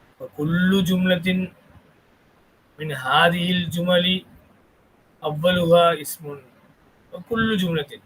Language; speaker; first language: Arabic; non-native, fluent; Tamil